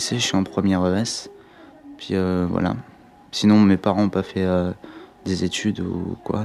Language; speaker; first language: French; early bilingual, other home language; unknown